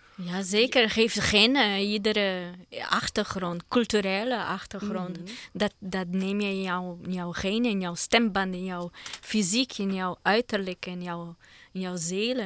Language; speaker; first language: Dutch; non-native, learner; Portuguese